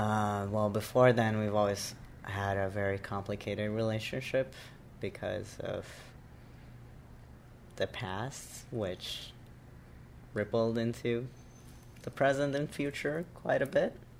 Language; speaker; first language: English; non-native, fluent; Portuguese